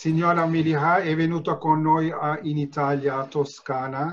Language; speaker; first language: Italian; non-native, fluent; Turkish